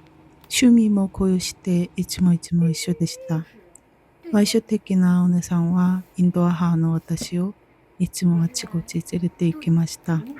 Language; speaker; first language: Japanese; non-native, fluent; Korean